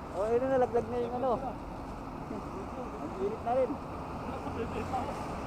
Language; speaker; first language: Filipino; native; Filipino